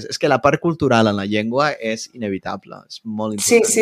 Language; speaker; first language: Catalan; non-native, fluent; Spanish